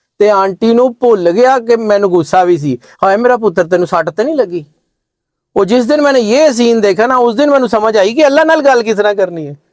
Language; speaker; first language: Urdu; non-native, local second language; Punjabi